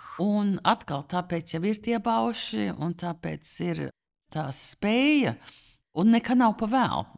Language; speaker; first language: Latvian; early bilingual, heritage; Latvian